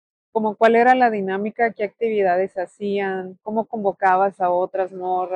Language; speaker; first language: Spanish; native; Spanish